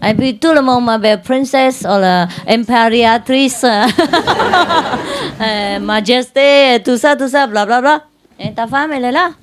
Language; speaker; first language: French; non-native, learner; Vietnamese